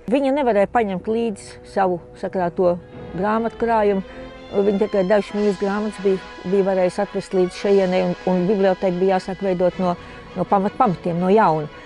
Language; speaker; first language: Latvian; native; Latvian